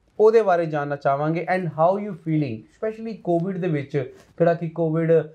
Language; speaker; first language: Punjabi; non-native, local second language; Hindi